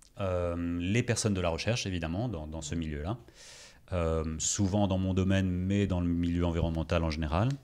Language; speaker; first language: French; early bilingual, other home language; Greek